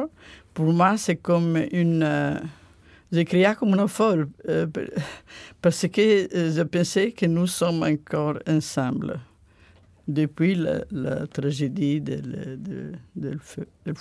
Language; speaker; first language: French; non-native, learner; Italian